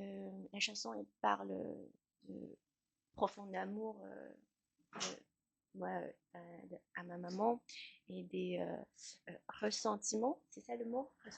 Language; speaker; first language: French; non-native, learner; Chinese